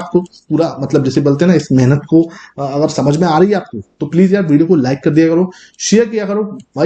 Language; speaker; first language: Hindi; native; Hindi